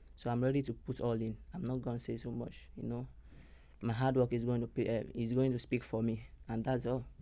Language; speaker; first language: English; non-native, local second language; Yoruba